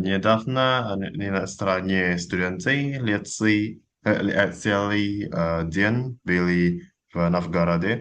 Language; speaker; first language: Russian; non-native, learner; Indonesian